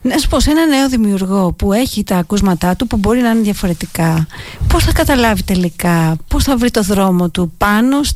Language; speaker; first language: Greek; native; Greek